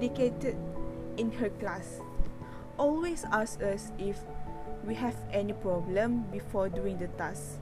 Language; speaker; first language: English; non-native, learner; Malay